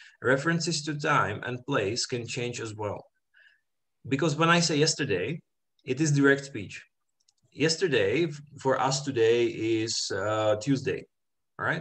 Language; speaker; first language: English; non-native, fluent; Czech